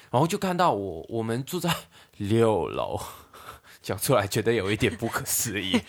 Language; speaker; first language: Chinese; non-native, local second language; Cantonese